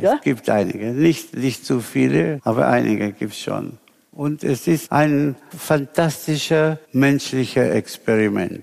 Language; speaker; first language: German; non-native, fluent; Spanish